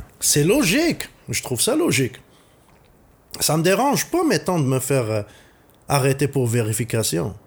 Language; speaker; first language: French; non-native, local second language; Arabic